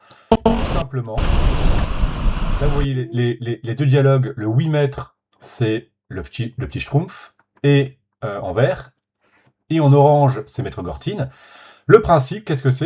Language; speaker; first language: French; native; French